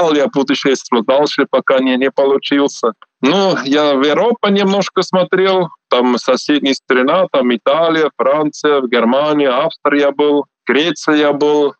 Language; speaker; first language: Russian; non-native, learner; Swiss German